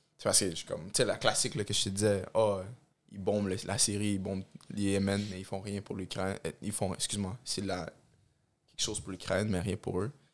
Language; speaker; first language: French; early bilingual, other home language; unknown